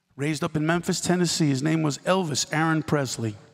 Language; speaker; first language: English; native; English